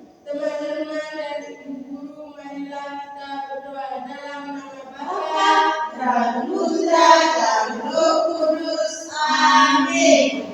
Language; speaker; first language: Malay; non-native, local second language; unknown